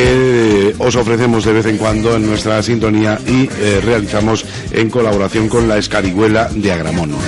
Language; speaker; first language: Spanish; native; Spanish